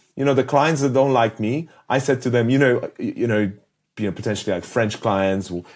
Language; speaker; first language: English; early bilingual, other home language; Polish